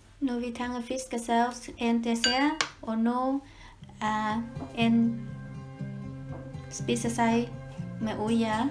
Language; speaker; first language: Norwegian; non-native, learner; Vietnamese